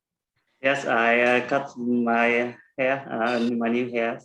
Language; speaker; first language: English; non-native, learner; Vietnamese